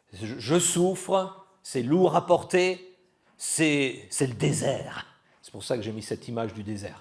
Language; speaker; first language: French; native; French